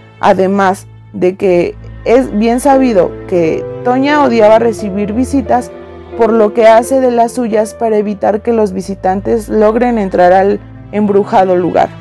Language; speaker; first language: Spanish; native; Spanish